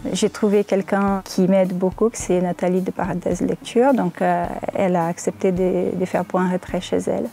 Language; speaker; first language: French; non-native, fluent; Portuguese